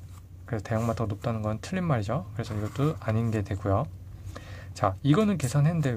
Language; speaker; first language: Korean; native; Korean